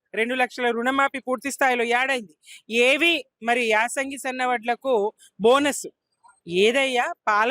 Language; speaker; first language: Telugu; native; Telugu